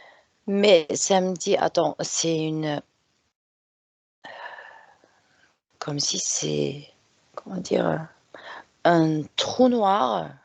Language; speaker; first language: French; non-native, fluent; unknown